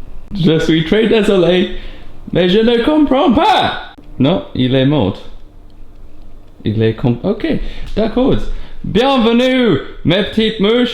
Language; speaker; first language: French; non-native, learner; English